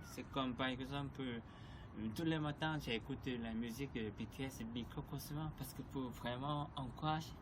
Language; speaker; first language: French; non-native, learner; Korean